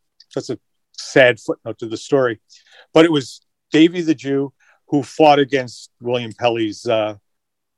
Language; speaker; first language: English; native; English